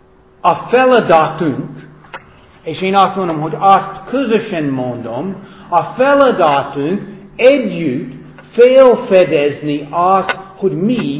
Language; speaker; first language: Hungarian; non-native, fluent; English